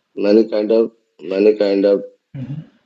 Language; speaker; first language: English; non-native, learner; Bangla